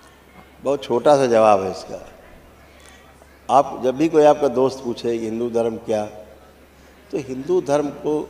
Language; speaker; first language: Hindi; native; Hindi